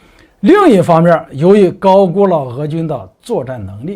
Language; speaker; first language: Chinese; native; Chinese